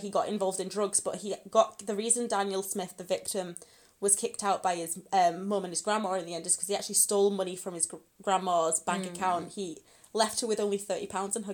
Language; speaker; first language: English; native; English